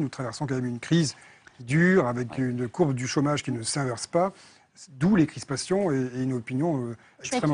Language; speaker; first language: French; native; French